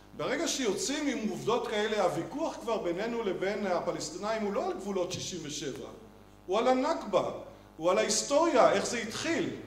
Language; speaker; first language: Hebrew; native; Hebrew